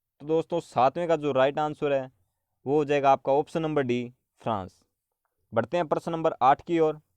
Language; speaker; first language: Hindi; native; Hindi